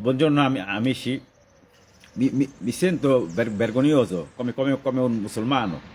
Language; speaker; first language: Italian; non-native, learner; Bangla